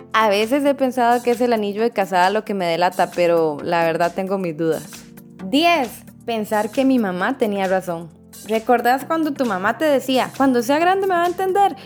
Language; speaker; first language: Spanish; native; Spanish